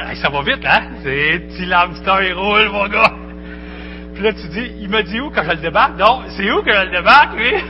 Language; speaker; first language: French; native; French